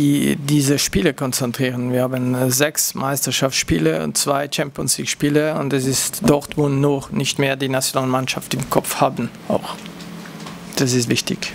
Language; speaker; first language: German; non-native, local second language; French